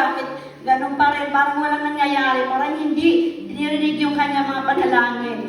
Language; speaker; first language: Filipino; non-native, local second language; Cebuano